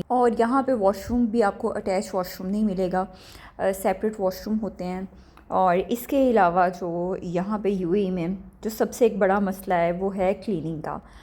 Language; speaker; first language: Urdu; native; Urdu